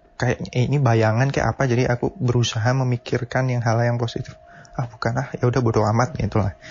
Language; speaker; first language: Indonesian; native; Indonesian